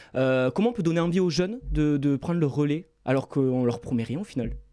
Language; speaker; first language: French; native; French